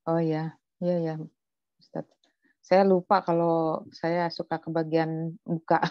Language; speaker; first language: Indonesian; native; Indonesian